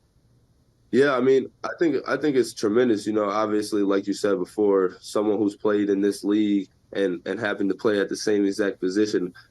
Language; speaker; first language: English; native; English